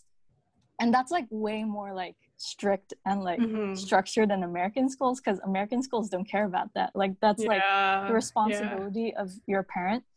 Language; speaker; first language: English; early bilingual, other home language; Japanese